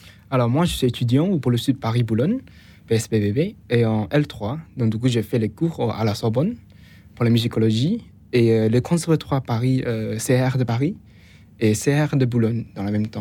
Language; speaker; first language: French; non-native, fluent; Chinese